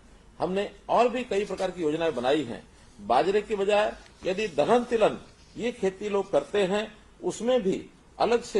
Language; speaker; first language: Hindi; native; Hindi